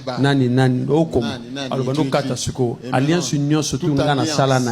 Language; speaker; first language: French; non-native, local second language; Lingala